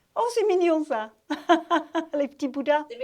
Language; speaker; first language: French; native; French